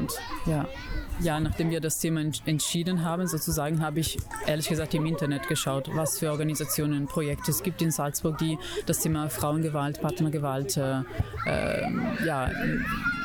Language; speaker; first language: German; non-native, fluent; Italian